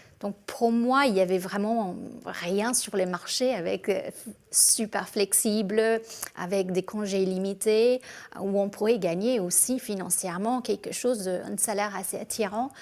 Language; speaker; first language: French; non-native, fluent; English